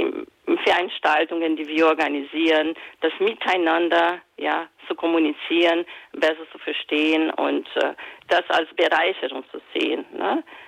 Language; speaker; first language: German; non-native, fluent; Portuguese